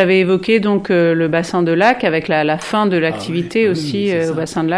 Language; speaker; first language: French; native; French